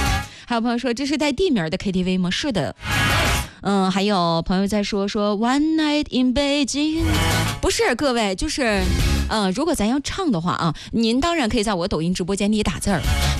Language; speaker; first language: Chinese; native; Chinese